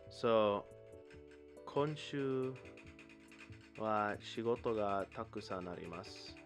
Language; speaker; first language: Japanese; non-native, learner; English